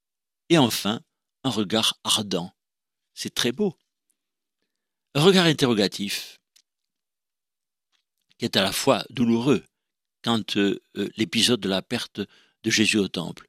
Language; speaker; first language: French; native; French